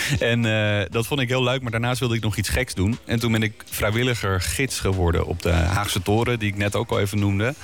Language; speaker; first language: Dutch; native; Dutch